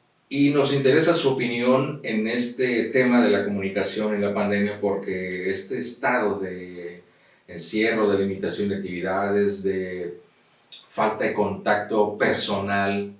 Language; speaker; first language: Spanish; native; Spanish